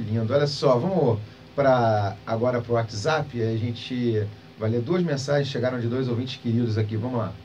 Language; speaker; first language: Portuguese; native; Portuguese